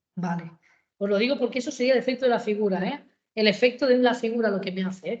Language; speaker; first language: Spanish; native; Spanish